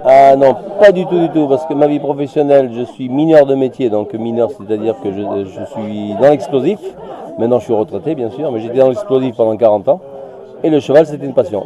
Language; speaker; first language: French; native; French